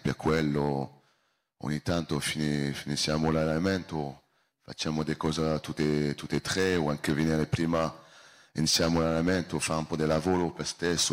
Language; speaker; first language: Italian; non-native, learner; French